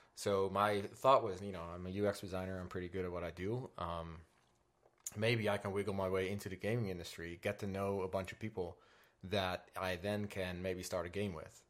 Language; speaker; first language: English; non-native, fluent; Dutch